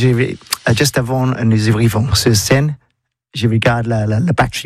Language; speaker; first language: French; non-native, learner; English